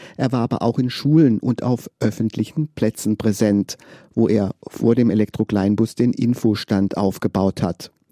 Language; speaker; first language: German; native; German